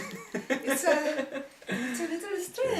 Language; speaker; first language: English; non-native, learner; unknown